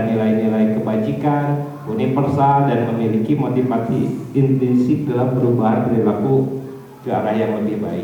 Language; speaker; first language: Indonesian; native; Indonesian